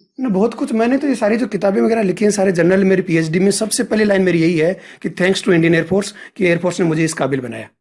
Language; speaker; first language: Hindi; native; Hindi